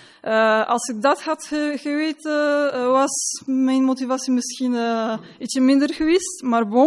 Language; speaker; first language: Dutch; non-native, fluent; Polish